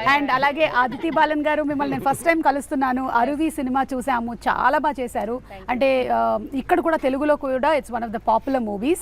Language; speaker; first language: Telugu; native; Telugu